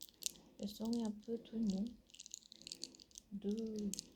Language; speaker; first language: French; non-native, learner; Korean